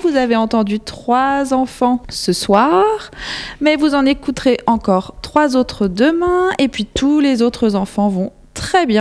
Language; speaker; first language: French; native; French